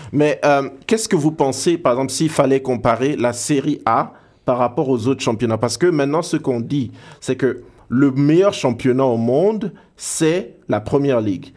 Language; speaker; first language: French; native; French